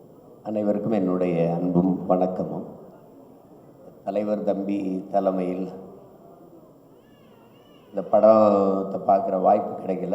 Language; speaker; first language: Tamil; native; Tamil